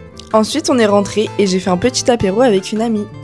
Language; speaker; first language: French; native; French